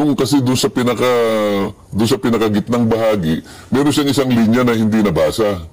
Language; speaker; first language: Filipino; non-native, local second language; Cebuano